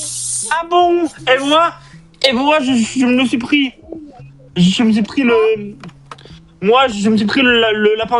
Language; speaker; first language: French; native; French